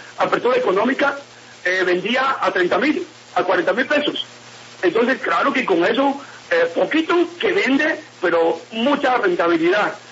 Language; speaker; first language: Spanish; non-native, fluent; Chinese